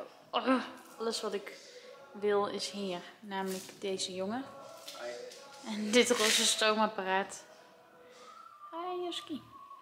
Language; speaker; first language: Dutch; native; Dutch